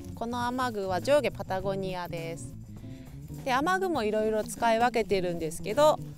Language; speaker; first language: Japanese; native; Japanese